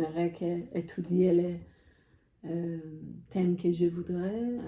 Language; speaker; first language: French; non-native, learner; Persian